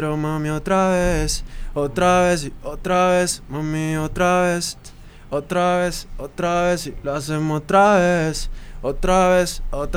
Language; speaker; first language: Spanish; native; Spanish